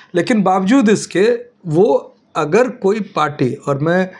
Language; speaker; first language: Hindi; native; Hindi